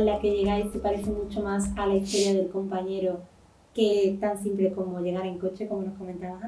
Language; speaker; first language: Spanish; native; Spanish